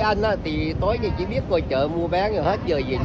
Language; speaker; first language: Vietnamese; native; Vietnamese